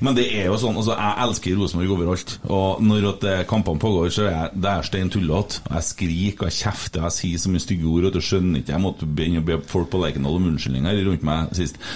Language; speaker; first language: Norwegian; native; Norwegian